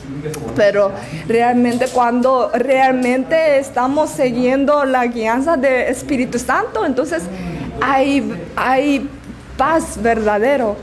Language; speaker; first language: Spanish; non-native, learner; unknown